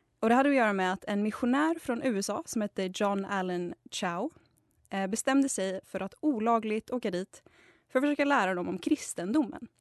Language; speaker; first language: Swedish; native; Swedish